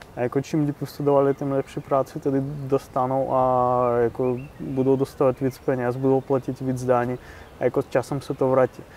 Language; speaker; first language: Czech; non-native, fluent; Russian